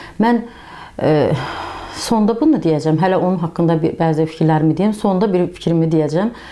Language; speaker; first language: Azerbaijani; native; Azerbaijani